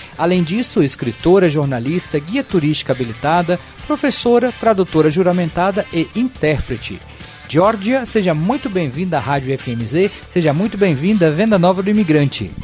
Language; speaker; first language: Portuguese; native; Portuguese